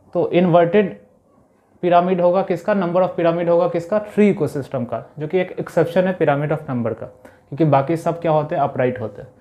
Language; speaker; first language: Hindi; native; Hindi